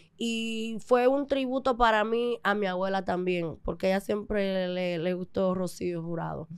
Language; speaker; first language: Spanish; early bilingual, other home language; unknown